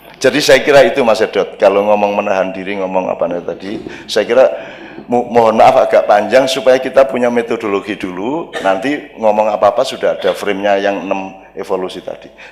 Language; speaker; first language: Indonesian; non-native, local second language; Javanese